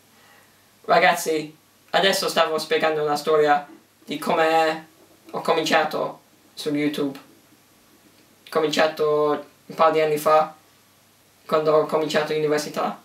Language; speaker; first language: Italian; early bilingual, heritage; English